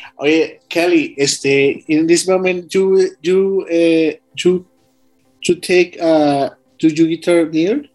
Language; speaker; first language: English; non-native, learner; Spanish